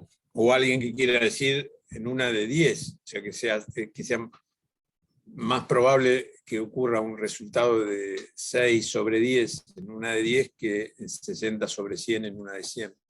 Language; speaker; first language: Spanish; native; Spanish